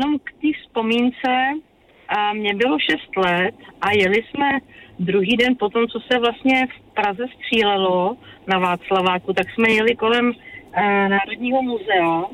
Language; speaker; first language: Czech; native; Czech